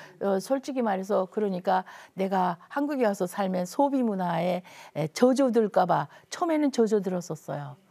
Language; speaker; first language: Korean; native; Korean